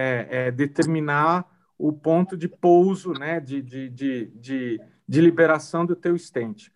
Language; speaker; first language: Portuguese; native; Portuguese